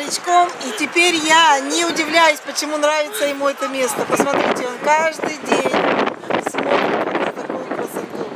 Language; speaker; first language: Russian; native; Russian